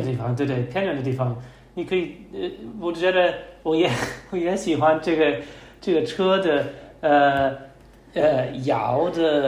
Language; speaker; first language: Chinese; non-native, learner; English